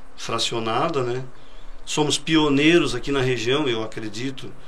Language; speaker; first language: Portuguese; native; Portuguese